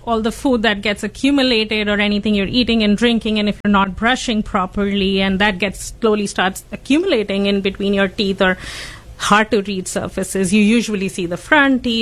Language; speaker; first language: English; non-native, local second language; Hindi